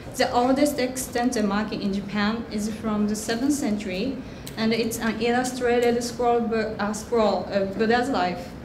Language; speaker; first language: English; non-native, fluent; Japanese